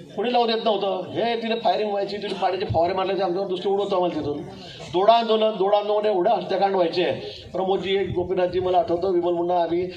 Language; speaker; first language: Marathi; native; Marathi